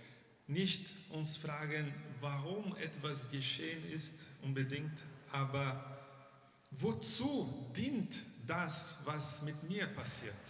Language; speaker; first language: German; non-native, fluent; Portuguese